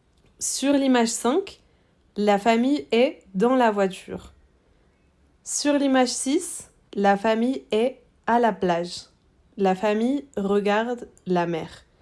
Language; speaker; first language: French; non-native, fluent; Spanish